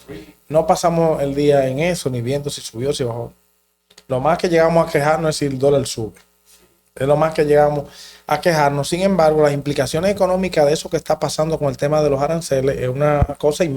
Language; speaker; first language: Spanish; native; Spanish